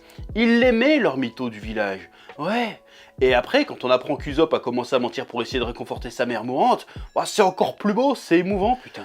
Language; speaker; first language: French; native; French